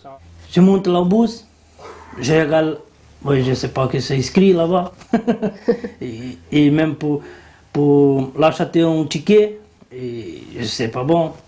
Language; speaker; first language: French; non-native, learner; Portuguese